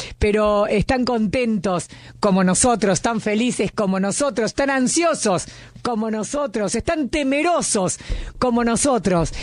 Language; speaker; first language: Spanish; native; Spanish